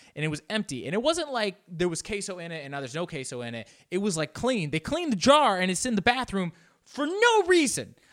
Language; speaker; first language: English; early bilingual, other home language; Spanish